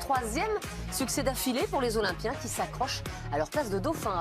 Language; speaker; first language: French; native; French